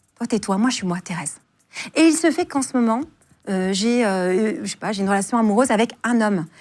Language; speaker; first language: French; native; French